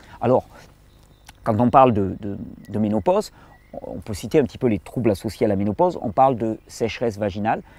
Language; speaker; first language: French; native; French